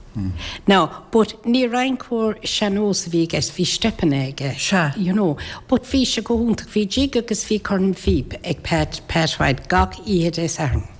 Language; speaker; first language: Irish; native; Irish